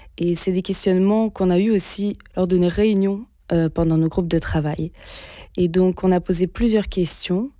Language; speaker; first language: French; non-native, fluent; Italian